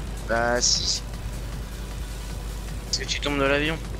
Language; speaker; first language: French; native; French